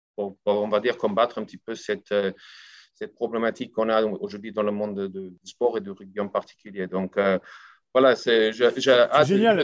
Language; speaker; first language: French; non-native, fluent; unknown